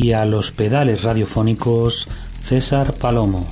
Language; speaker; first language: Spanish; native; Spanish